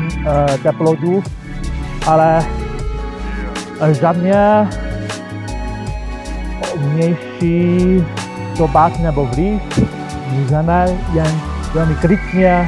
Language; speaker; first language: Czech; non-native, learner; Chinese